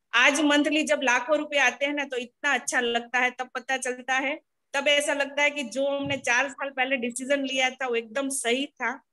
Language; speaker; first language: Hindi; non-native, local second language; Gujarati